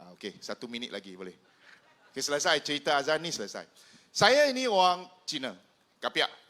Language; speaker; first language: Malay; non-native, local second language; Chinese